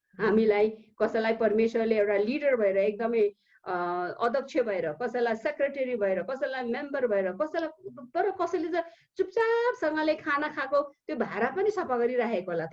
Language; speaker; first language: Nepali; early bilingual, heritage; Nepali